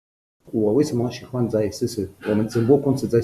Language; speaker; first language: Chinese; non-native, fluent; Arabic